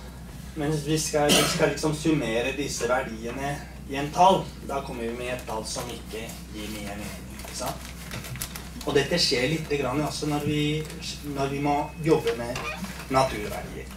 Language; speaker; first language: Norwegian; non-native, fluent; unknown